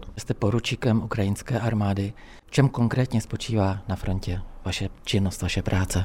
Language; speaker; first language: Czech; native; Czech